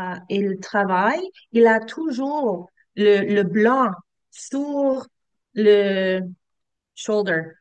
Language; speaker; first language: French; non-native, learner; English